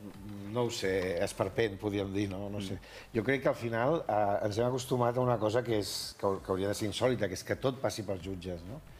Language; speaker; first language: Catalan; native; Catalan